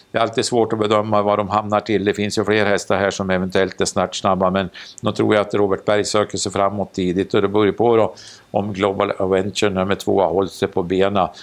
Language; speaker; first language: Swedish; native; Swedish